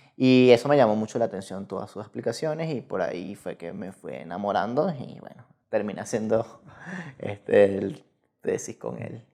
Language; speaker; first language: Spanish; native; Spanish